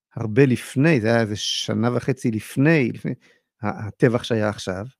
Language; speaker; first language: Hebrew; native; Hebrew